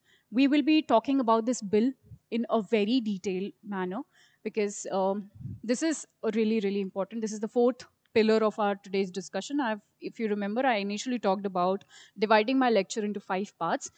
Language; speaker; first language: English; non-native, local second language; Hindi